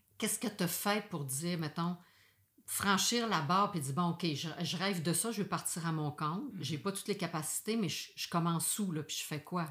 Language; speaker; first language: French; native; French